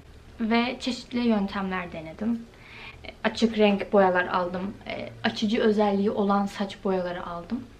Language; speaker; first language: Turkish; native; Turkish